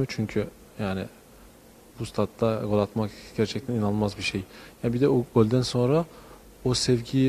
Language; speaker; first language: Turkish; early bilingual, heritage; Turkish